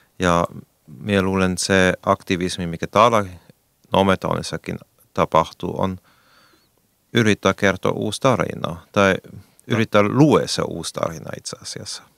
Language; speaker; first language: Finnish; non-native, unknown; German